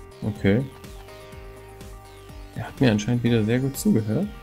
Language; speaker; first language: German; native; German